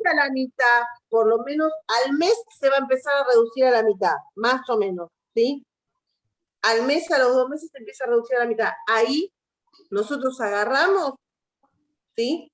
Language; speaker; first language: Spanish; native; Spanish